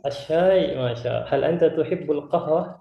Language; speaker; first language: Arabic; non-native, fluent; Indonesian